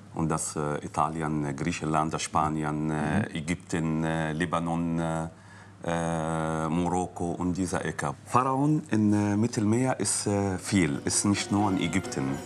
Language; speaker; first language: German; non-native, learner; Arabic